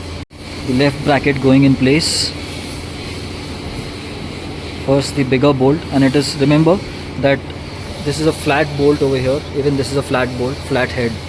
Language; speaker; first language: English; non-native, local second language; Hindi